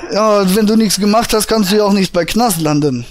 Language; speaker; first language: German; native; German